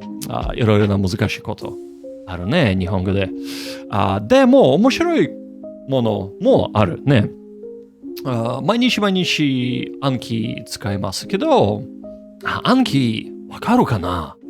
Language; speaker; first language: Japanese; non-native, learner; English